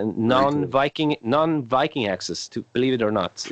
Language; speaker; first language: English; non-native, fluent; Swedish